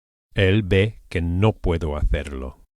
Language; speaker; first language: Spanish; non-native, fluent; English